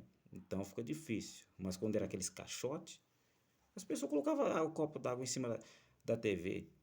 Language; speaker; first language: Portuguese; native; Portuguese